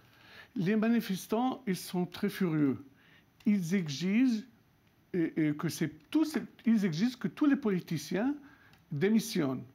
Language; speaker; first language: French; non-native, local second language; Arabic